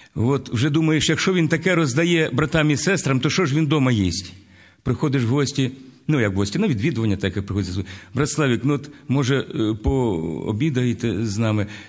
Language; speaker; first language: Ukrainian; native; Ukrainian